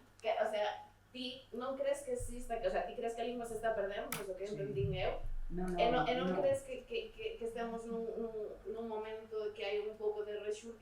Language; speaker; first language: Galician; non-native, local second language; Spanish